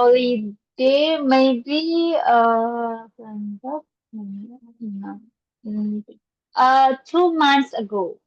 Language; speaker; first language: English; non-native, learner; Indonesian